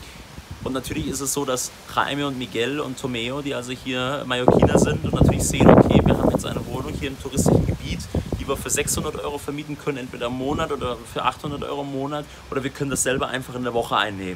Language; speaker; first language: German; native; German